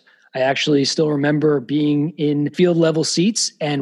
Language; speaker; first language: English; native; English